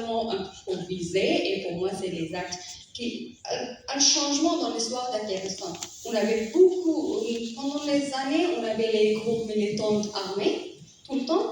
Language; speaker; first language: French; non-native, fluent; Persian